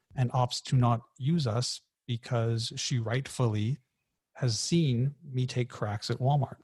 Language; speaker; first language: English; native; English